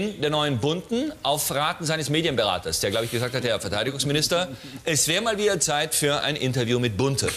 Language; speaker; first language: German; native; German